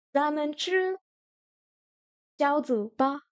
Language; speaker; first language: Chinese; non-native, learner; French